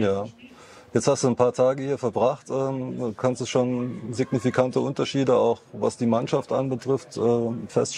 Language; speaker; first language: German; native; German